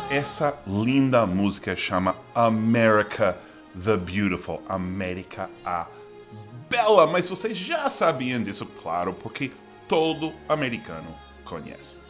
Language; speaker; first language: Portuguese; non-native, fluent; English